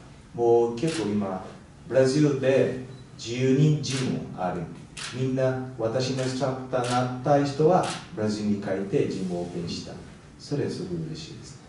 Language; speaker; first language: Japanese; non-native, learner; Portuguese